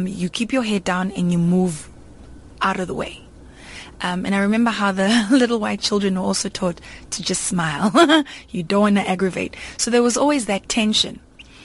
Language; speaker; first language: English; non-native, local second language; Zulu